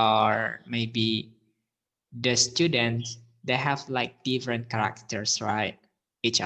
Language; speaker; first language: English; non-native, learner; Indonesian